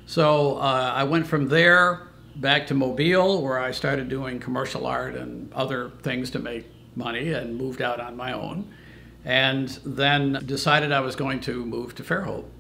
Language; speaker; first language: English; native; English